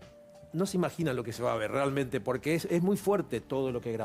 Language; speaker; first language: Spanish; native; Spanish